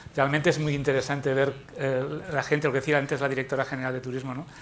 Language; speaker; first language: Spanish; non-native, local second language; Catalan